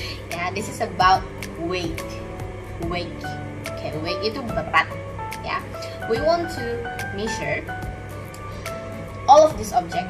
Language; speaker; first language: English; non-native, fluent; Indonesian